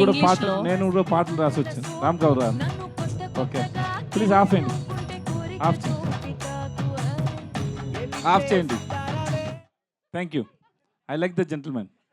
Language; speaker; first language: Telugu; non-native, learner; Tamil